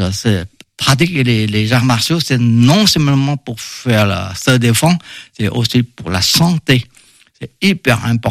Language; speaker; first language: French; non-native, fluent; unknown